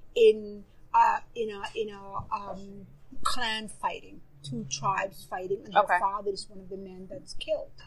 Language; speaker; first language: English; non-native, fluent; Somali